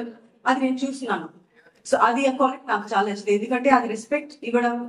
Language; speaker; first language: Telugu; non-native, learner; Tamil